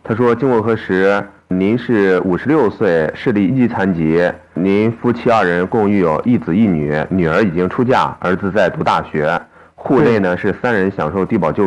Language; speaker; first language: Chinese; native; Chinese